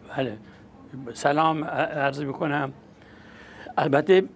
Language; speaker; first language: Persian; non-native, local second language; Azerbaijani